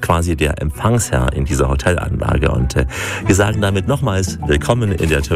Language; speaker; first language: German; native; German